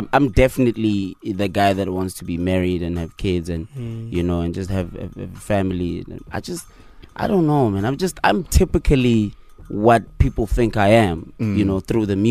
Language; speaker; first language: English; non-native, local second language; Tswana